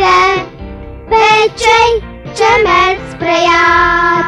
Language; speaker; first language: Romanian; early bilingual, heritage; Romanian